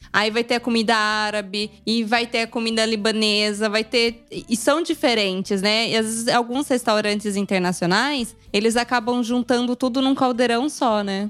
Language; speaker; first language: Portuguese; native; Portuguese